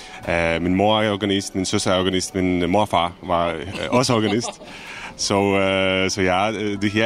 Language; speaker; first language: Danish; non-native, fluent; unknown